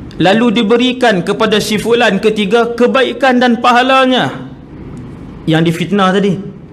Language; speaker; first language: Malay; native; Malay